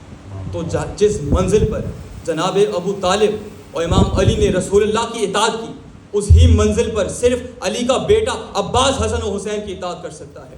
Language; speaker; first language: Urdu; early bilingual, heritage; Urdu